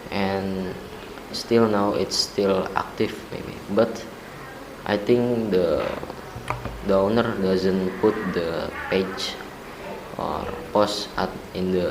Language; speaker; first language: English; non-native, learner; Indonesian